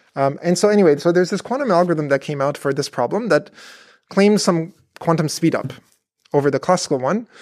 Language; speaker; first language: English; native; English